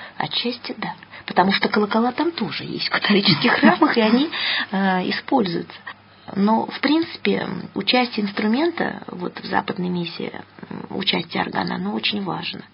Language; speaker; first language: Russian; native; Russian